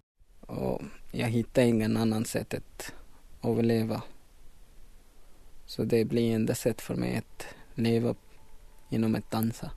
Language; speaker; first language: Swedish; non-native, learner; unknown